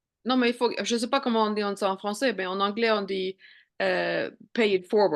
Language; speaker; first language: French; non-native, fluent; Swedish